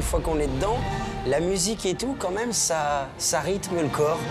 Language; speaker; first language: French; native; French